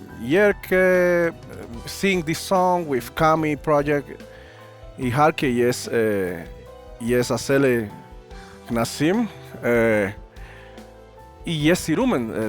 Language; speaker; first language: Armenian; non-native, learner; Spanish